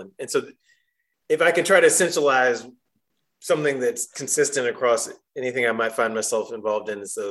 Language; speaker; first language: English; native; English